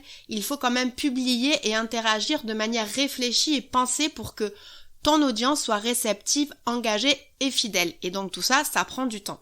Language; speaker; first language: French; native; French